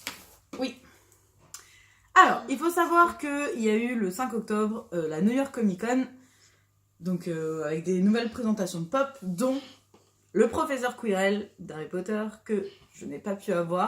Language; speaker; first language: French; native; French